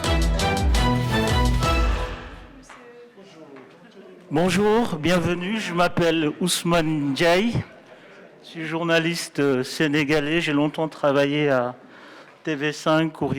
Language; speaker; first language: French; non-native, local second language; Wolof